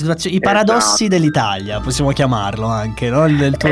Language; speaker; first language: Italian; native; Italian